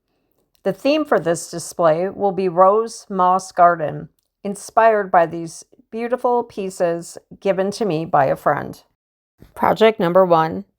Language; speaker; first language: English; native; English